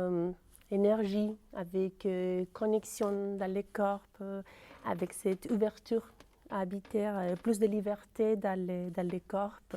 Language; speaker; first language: French; non-native, fluent; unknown